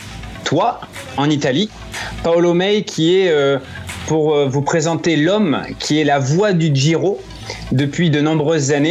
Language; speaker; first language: French; native; French